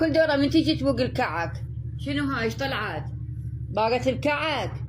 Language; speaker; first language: Arabic; native; Arabic